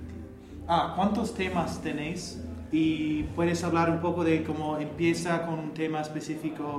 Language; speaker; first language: Spanish; non-native, learner; English